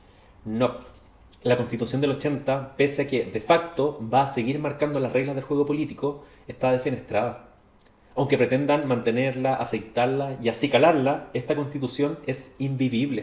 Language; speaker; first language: Spanish; native; Spanish